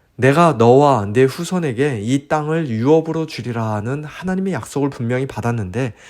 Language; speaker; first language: Korean; native; Korean